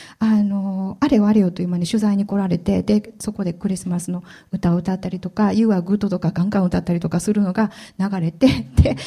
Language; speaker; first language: Japanese; native; Japanese